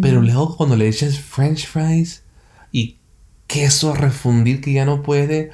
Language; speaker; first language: Spanish; early bilingual, heritage; Spanish